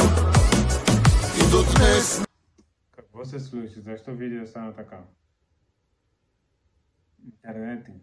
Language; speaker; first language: Bulgarian; non-native, learner; Portuguese